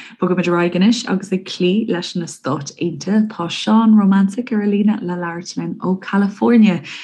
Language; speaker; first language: Irish; non-native, local second language; English